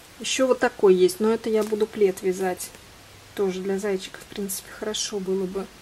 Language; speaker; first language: Russian; native; Russian